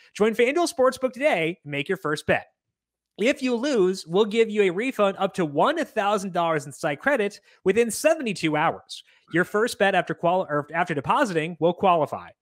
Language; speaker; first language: English; native; English